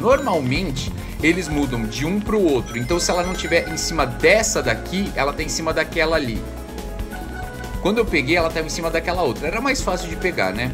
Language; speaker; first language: Portuguese; native; Portuguese